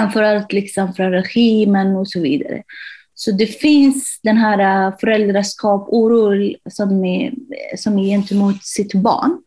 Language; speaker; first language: Swedish; non-native, fluent; Arabic